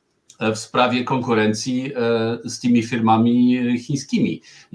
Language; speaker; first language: Polish; non-native, fluent; German